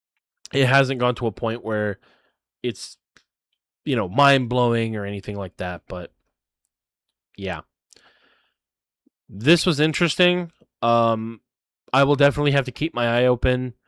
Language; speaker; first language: English; native; English